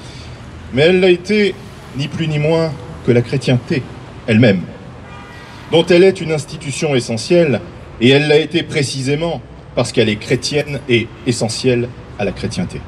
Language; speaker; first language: French; native; French